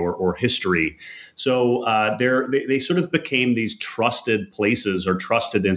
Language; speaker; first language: English; native; English